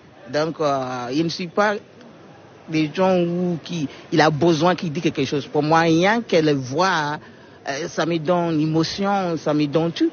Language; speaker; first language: French; non-native, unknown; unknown